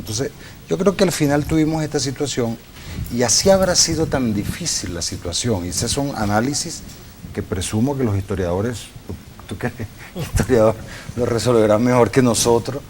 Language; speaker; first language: Spanish; native; Spanish